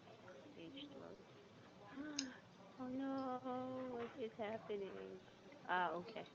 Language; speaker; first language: English; non-native, fluent; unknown